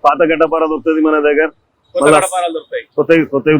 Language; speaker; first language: Telugu; non-native, local second language; Urdu